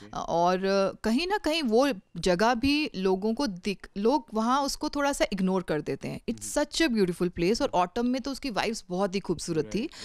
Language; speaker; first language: Hindi; native; Hindi